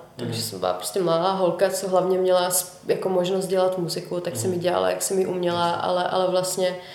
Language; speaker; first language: Czech; non-native, local second language; Russian